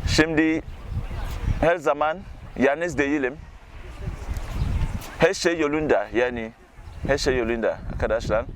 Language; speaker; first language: Turkish; non-native, learner; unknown